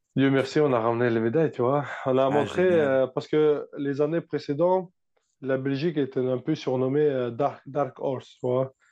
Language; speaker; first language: French; non-native, fluent; Russian